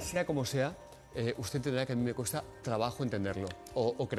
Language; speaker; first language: Spanish; native; Spanish